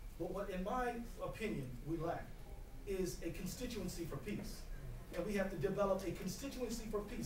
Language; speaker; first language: English; native; English